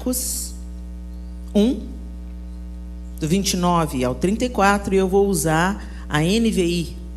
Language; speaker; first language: Portuguese; native; Portuguese